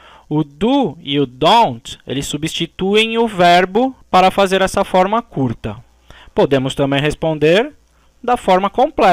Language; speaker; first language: Portuguese; native; Portuguese